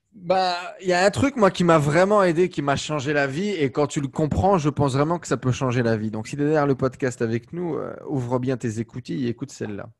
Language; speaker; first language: French; native; French